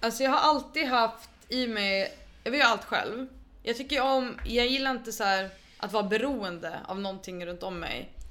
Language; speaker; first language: Swedish; early bilingual, other home language; Arabic